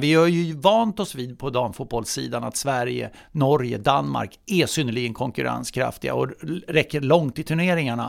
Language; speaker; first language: Swedish; native; Swedish